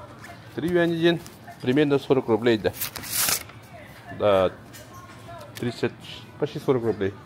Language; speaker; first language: Russian; non-native, local second language; Yakut